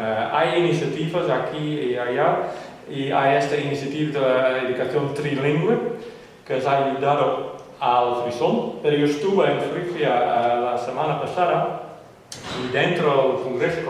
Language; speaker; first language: Spanish; non-native, fluent; Western Frisian